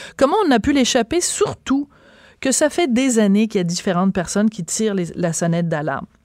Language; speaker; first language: French; native; French